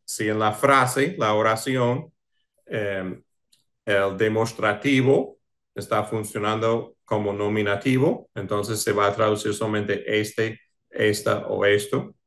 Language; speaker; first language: Spanish; non-native, fluent; English